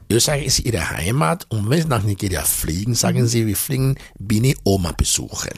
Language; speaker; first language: German; non-native, fluent; Bini